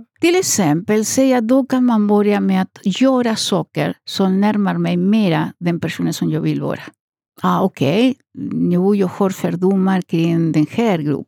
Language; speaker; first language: Swedish; non-native, fluent; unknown